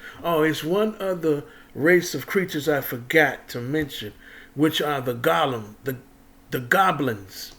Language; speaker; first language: English; native; English